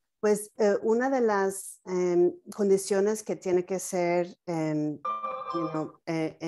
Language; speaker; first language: Spanish; non-native, fluent; English